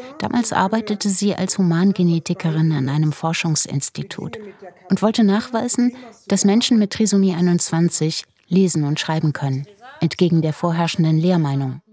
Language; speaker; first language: German; native; German